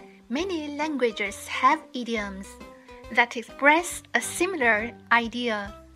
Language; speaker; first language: English; non-native, fluent; Chinese